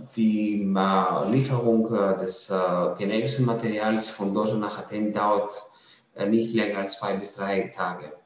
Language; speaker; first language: German; non-native, fluent; Greek